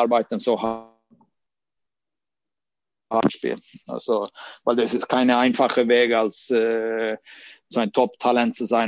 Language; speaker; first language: German; non-native, fluent; Swedish